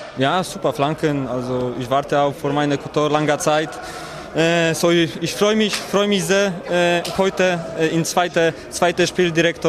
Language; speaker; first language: German; non-native, learner; Polish